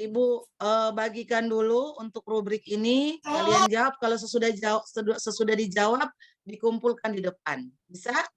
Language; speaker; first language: Indonesian; native; Indonesian